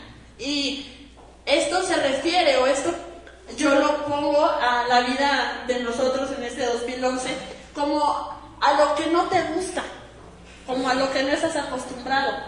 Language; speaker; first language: Spanish; native; Spanish